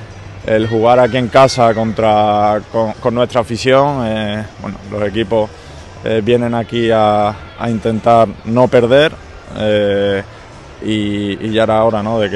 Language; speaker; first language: Spanish; native; Spanish